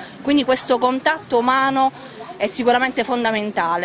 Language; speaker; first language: Italian; native; Italian